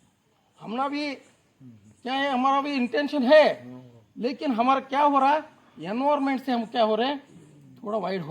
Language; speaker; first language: Hindi; non-native, local second language; Kannada